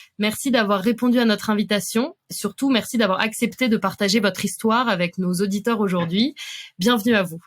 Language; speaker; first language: French; native; French